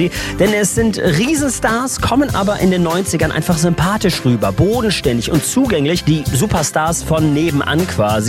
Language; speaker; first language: German; native; German